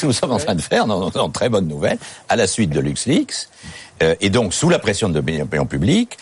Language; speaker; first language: French; native; French